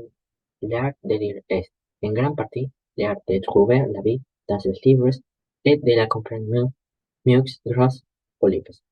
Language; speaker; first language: French; non-native, learner; Spanish